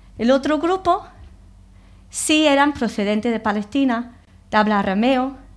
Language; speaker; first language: Spanish; non-native, fluent; English